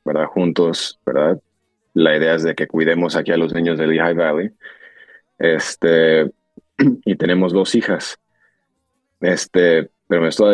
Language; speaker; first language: Spanish; early bilingual, heritage; Spanish